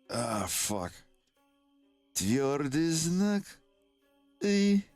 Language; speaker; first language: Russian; non-native, learner; English